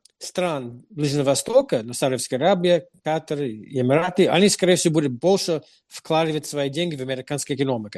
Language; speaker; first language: Russian; non-native, fluent; English